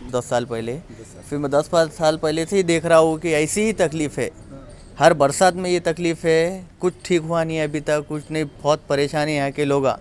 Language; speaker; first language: Hindi; non-native, local second language; Urdu